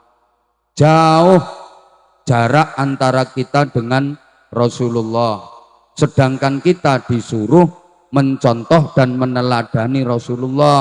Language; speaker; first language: Indonesian; non-native, local second language; Javanese